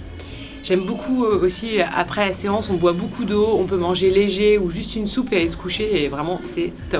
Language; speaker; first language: French; native; French